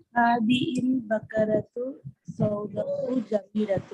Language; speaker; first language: Arabic; non-native, learner; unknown